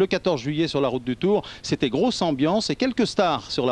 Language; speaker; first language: French; native; French